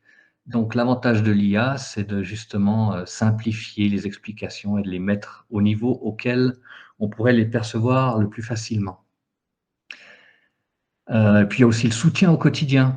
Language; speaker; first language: French; native; French